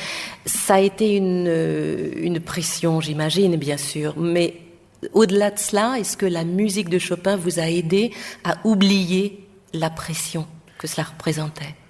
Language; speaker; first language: French; native; French